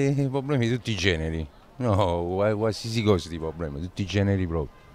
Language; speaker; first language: Italian; native; Italian